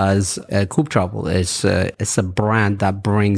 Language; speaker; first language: English; early bilingual, other home language; Amharic